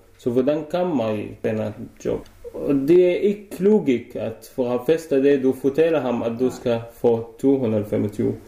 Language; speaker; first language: Danish; non-native, learner; Arabic